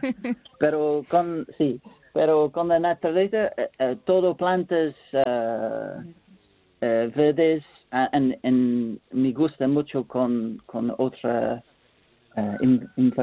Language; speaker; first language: Spanish; non-native, learner; English